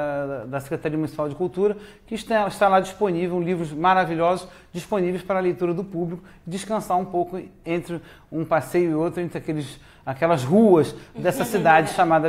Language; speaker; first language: Portuguese; native; Portuguese